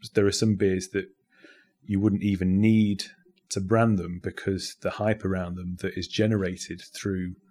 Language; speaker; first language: English; native; English